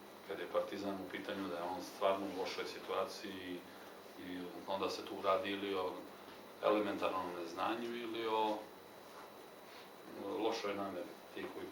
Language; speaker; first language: Serbian; native; Serbian